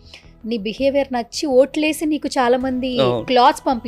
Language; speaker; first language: Telugu; native; Telugu